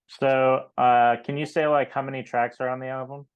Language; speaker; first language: English; native; English